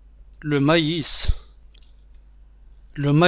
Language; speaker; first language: French; non-native, fluent; Arabic